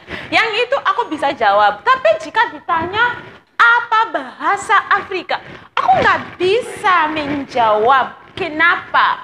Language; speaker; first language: Indonesian; non-native, fluent; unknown